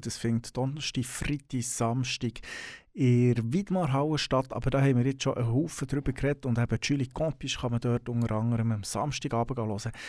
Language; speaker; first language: German; native; German